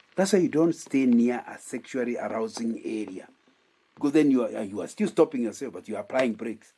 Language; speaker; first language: English; non-native, local second language; Kikuyu